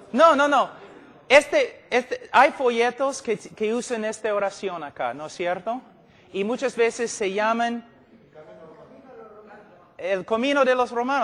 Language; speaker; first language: Spanish; non-native, fluent; English